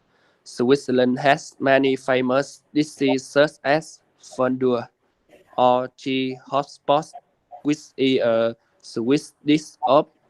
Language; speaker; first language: English; non-native, learner; Vietnamese